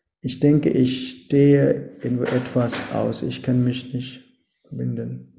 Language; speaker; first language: German; non-native, fluent; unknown